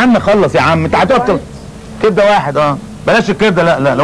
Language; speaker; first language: Arabic; native; Arabic